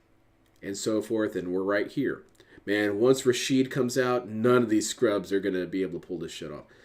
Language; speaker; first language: English; native; English